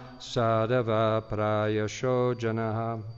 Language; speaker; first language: Italian; non-native, fluent; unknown